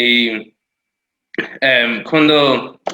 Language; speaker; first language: Spanish; non-native, fluent; English